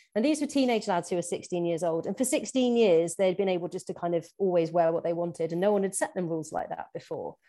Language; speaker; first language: English; native; English